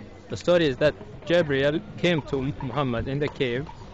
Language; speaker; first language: English; non-native, learner; Arabic